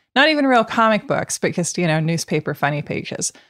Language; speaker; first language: English; native; English